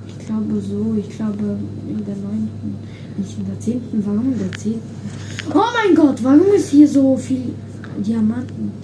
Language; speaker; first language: German; early bilingual, other home language; Russian